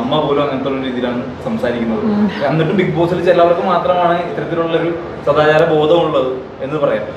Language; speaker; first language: Malayalam; native; Malayalam